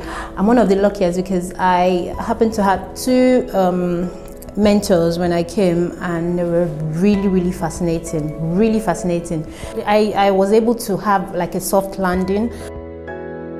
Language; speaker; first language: English; non-native, local second language; Yoruba